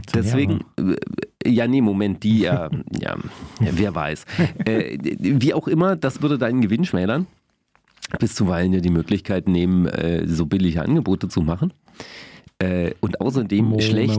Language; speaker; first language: German; native; German